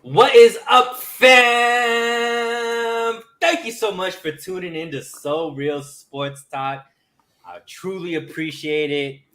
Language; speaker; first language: English; native; English